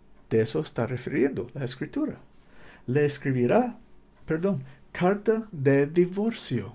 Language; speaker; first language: Spanish; non-native, learner; English